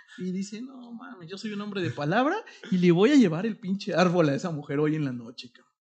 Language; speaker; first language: Spanish; native; Spanish